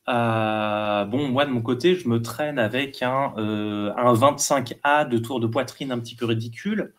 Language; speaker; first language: French; native; French